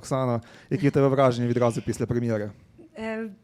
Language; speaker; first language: Ukrainian; native; Ukrainian